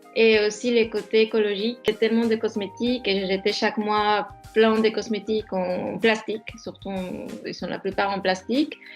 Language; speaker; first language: French; non-native, fluent; Spanish